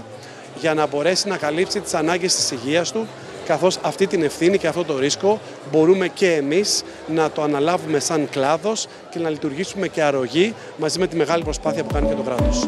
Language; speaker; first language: Greek; native; Greek